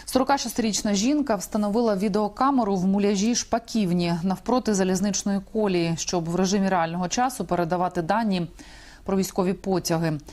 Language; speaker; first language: Ukrainian; native; Ukrainian